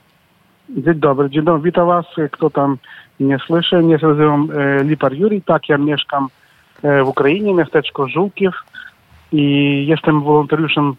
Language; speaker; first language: Polish; non-native, learner; Ukrainian